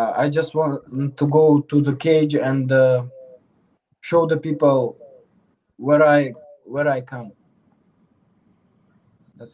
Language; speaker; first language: English; non-native, learner; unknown